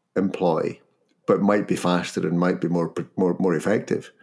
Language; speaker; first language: English; native; English